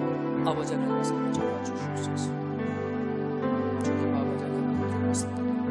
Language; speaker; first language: Korean; native; Korean